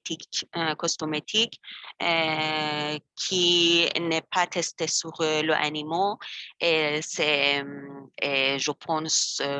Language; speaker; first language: French; non-native, learner; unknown